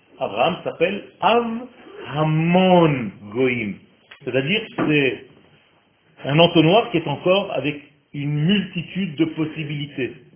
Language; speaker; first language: French; non-native, fluent; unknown